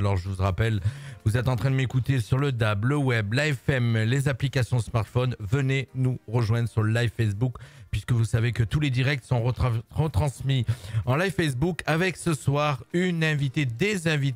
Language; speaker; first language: French; native; French